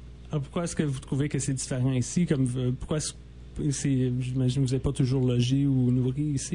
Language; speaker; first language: French; native; French